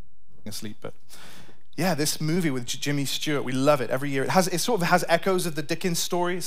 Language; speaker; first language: English; native; English